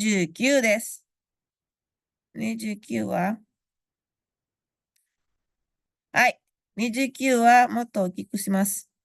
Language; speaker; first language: Japanese; non-native, fluent; Indonesian